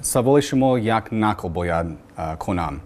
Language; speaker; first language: Persian; non-native, learner; English